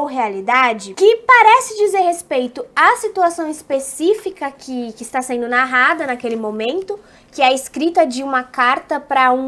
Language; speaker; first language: Portuguese; native; Portuguese